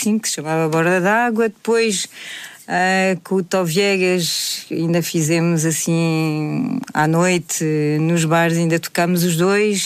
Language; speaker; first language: Portuguese; native; Portuguese